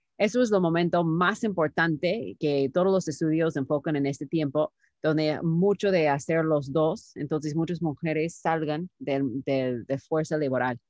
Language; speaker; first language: Spanish; non-native, fluent; English